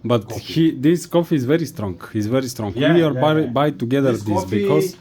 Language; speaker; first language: English; non-native, learner; Bulgarian